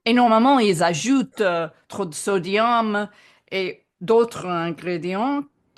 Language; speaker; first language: French; non-native, fluent; English